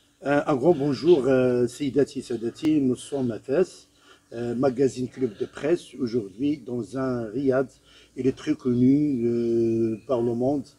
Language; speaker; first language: French; non-native, local second language; Arabic